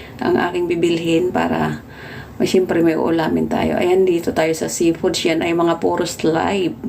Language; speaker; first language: Filipino; native; Filipino